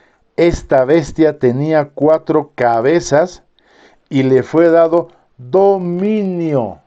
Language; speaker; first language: Spanish; native; Spanish